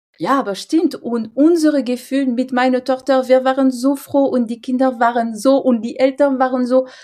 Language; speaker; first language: German; non-native, fluent; French